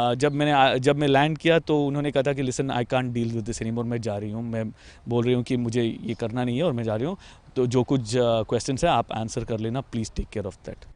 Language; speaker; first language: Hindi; non-native, local second language; Tamil